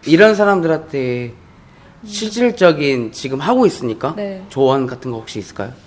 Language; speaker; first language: Korean; native; Korean